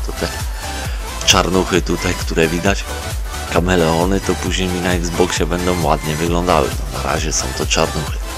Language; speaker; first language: Polish; native; Polish